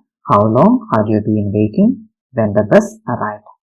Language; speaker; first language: English; non-native, local second language; Malayalam